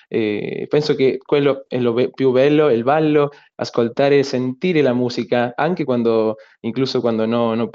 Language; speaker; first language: Italian; non-native, learner; Spanish